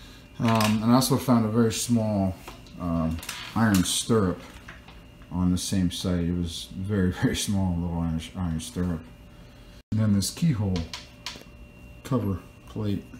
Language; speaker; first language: English; native; English